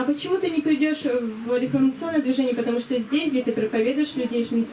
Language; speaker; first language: Russian; native; Russian